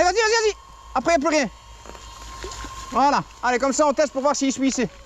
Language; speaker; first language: French; native; French